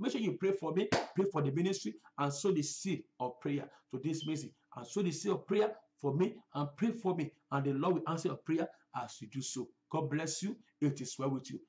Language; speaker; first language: English; non-native, local second language; Yoruba